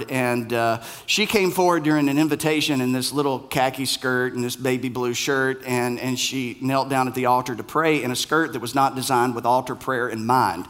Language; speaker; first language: English; native; English